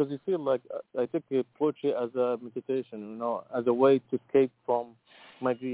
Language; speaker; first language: English; non-native, fluent; Arabic